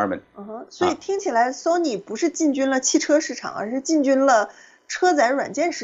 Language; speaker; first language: Chinese; native; Chinese